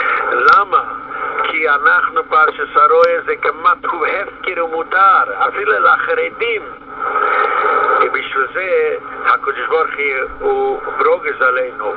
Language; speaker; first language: Hebrew; non-native, fluent; Yiddish